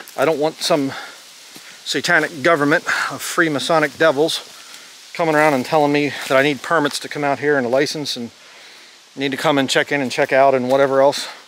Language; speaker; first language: English; native; English